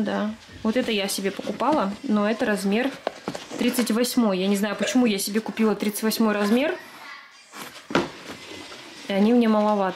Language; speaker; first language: Russian; native; Russian